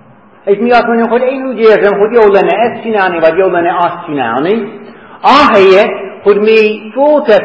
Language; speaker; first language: Hungarian; non-native, fluent; English